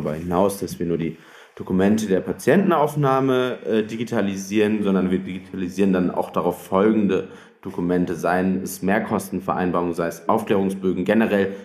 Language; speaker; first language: German; native; German